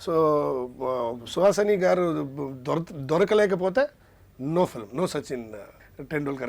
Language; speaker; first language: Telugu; non-native, learner; Kannada